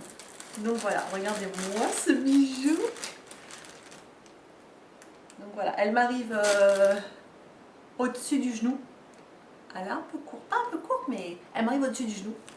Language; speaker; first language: French; native; French